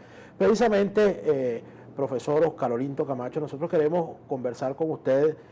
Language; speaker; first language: Spanish; native; Spanish